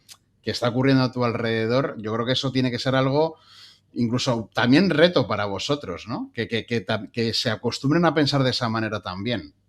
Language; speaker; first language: Spanish; native; Spanish